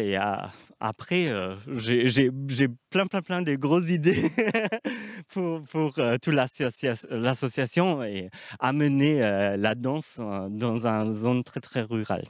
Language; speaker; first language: French; non-native, fluent; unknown